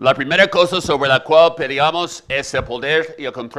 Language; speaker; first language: Spanish; native; Spanish